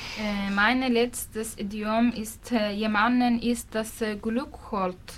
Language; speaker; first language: German; non-native, learner; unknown